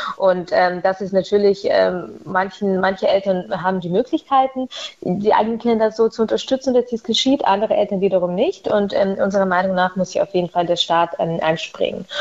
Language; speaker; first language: German; early bilingual, other home language; Russian